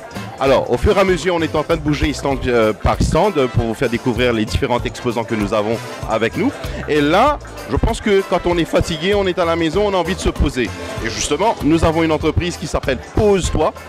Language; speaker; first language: French; non-native, local second language; Morisyen